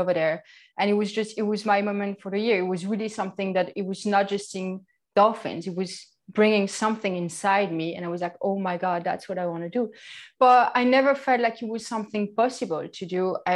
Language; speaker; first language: English; non-native, fluent; French